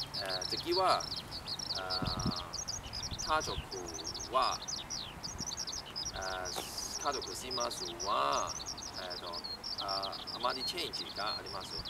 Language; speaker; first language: Japanese; non-native, learner; Chinese